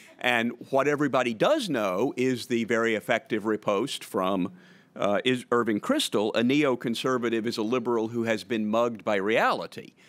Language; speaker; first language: English; native; English